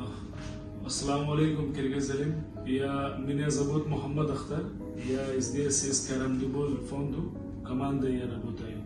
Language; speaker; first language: Russian; non-native, learner; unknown